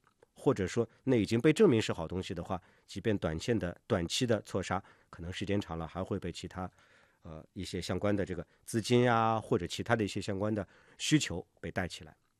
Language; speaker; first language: Chinese; native; Chinese